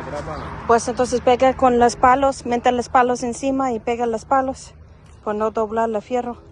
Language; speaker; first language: Spanish; non-native, learner; English